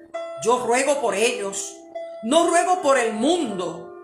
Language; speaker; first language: Spanish; native; Spanish